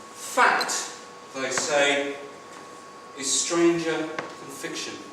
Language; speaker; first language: English; native; English